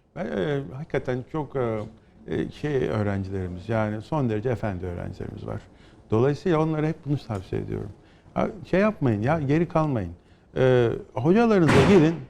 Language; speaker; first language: Turkish; native; Turkish